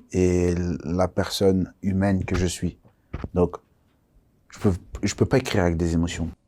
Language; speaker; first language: French; early bilingual, other home language; Kongo